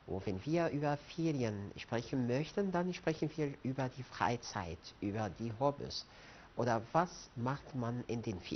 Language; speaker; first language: German; non-native, fluent; Arabic